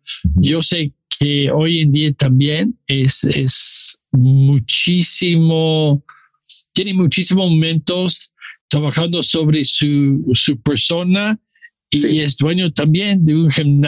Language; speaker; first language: Spanish; non-native, learner; English